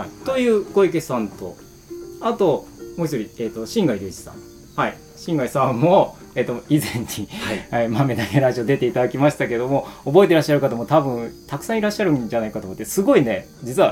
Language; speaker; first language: Japanese; native; Japanese